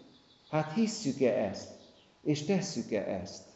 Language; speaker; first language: Hungarian; native; Hungarian